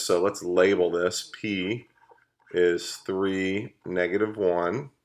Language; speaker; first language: English; native; English